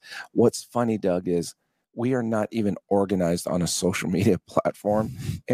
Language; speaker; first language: English; native; English